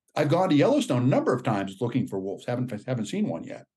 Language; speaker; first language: English; native; English